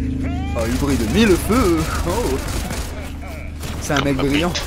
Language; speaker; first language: French; native; French